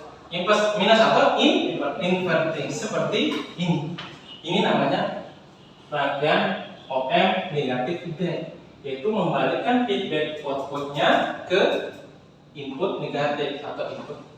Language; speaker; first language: Indonesian; native; Indonesian